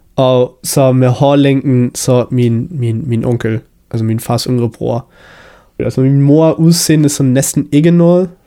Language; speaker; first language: Danish; early bilingual, heritage; Danish